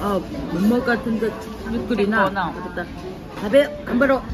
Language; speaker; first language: Japanese; non-native, fluent; Korean